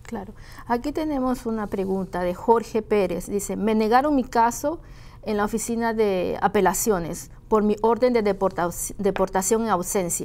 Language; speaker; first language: Spanish; native; Spanish